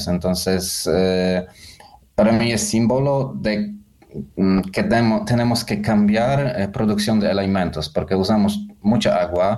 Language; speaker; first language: Spanish; non-native, fluent; Polish